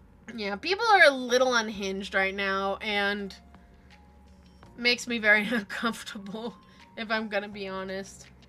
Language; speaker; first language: English; native; English